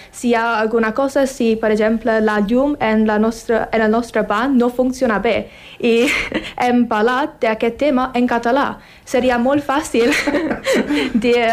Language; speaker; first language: Catalan; non-native, learner; English